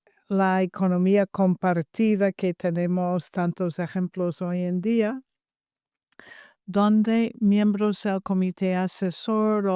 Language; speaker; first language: Spanish; non-native, fluent; English